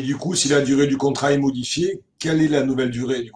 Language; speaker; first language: French; native; French